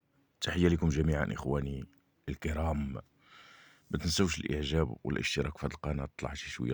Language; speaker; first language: Arabic; native; Arabic